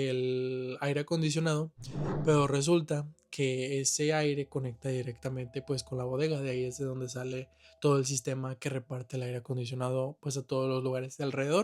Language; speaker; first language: Spanish; native; Spanish